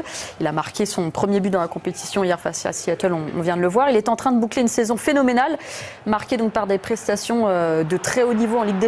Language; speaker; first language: French; native; French